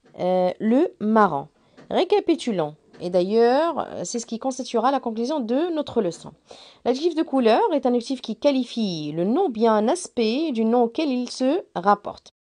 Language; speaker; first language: French; non-native, local second language; Arabic